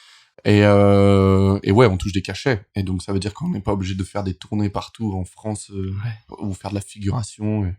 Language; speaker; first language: French; native; French